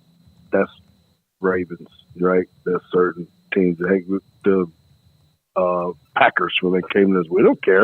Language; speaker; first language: English; native; English